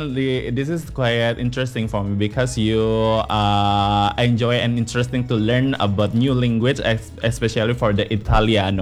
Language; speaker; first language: English; non-native, fluent; Indonesian